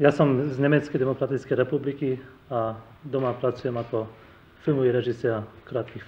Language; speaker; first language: Slovak; non-native, learner; German